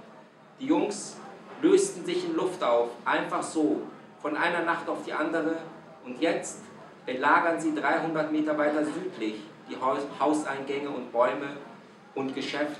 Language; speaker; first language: German; non-native, fluent; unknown